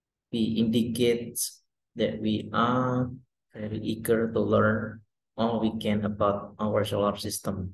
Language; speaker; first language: English; non-native, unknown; Indonesian